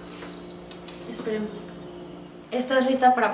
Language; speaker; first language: Spanish; native; Spanish